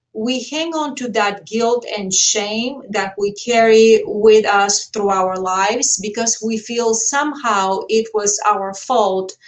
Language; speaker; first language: English; non-native, fluent; Bulgarian